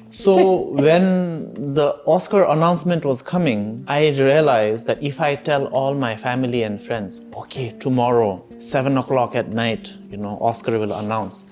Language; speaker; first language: English; non-native, fluent; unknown